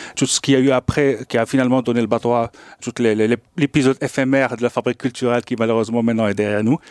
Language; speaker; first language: French; non-native, local second language; Arabic